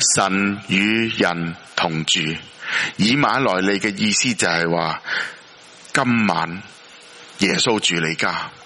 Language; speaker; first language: Cantonese; native; Cantonese